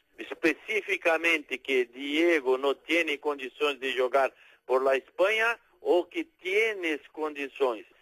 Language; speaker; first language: Spanish; non-native, fluent; Portuguese